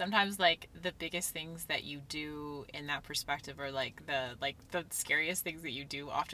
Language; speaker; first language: English; native; English